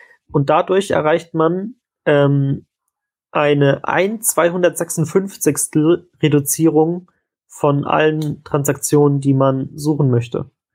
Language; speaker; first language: German; native; German